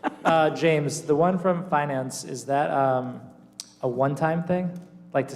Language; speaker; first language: English; native; English